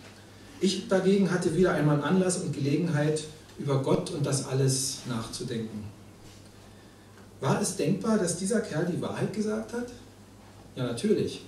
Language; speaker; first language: German; native; German